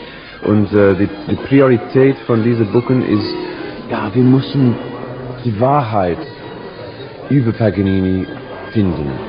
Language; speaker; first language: German; non-native, learner; English